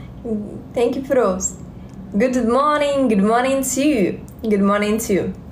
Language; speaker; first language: English; non-native, learner; Russian